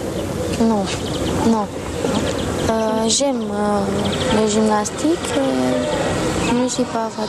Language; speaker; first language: French; non-native, learner; Romanian